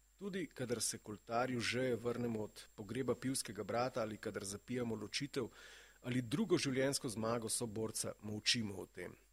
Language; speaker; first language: Slovenian; native; Slovenian